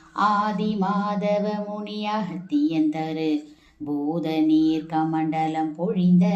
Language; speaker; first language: Tamil; native; Tamil